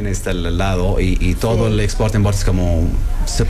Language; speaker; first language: Spanish; non-native, learner; Arabic